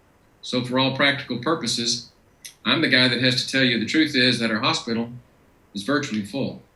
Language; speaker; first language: English; native; English